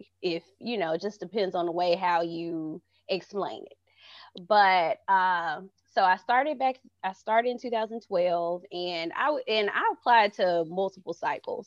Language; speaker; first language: English; native; English